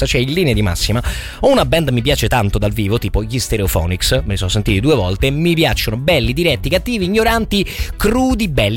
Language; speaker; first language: Italian; native; Italian